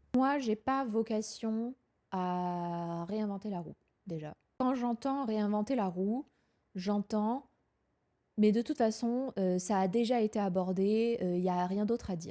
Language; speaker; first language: French; native; French